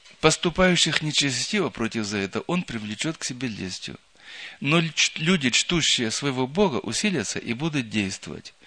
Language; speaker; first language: Russian; native; Russian